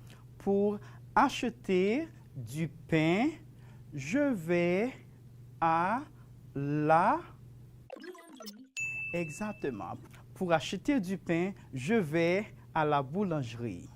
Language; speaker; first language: French; non-native, fluent; Spanish